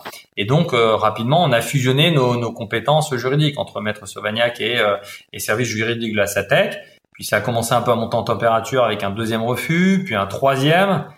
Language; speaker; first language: French; non-native, fluent; Portuguese